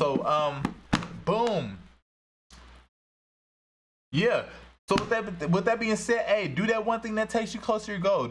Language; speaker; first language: English; native; English